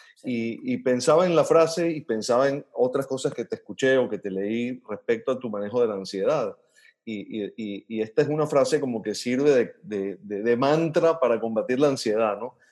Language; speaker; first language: Spanish; native; Spanish